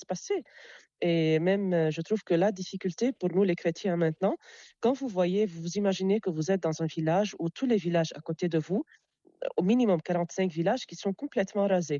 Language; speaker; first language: French; non-native, local second language; Arabic